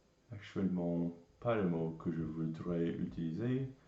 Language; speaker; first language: French; non-native, learner; English